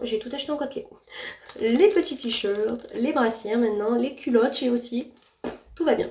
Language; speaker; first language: French; native; French